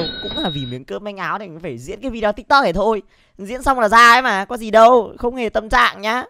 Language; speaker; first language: Vietnamese; native; Vietnamese